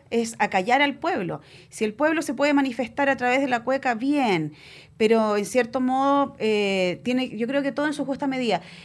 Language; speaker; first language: Spanish; native; Spanish